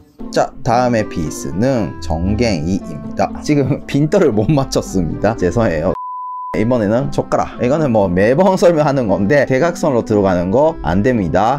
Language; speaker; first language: Korean; non-native, fluent; Japanese